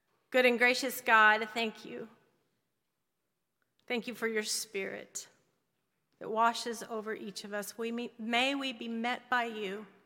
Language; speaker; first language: English; native; English